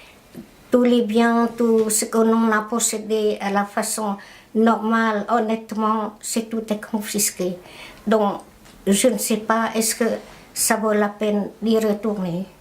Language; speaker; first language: French; non-native, fluent; Khmer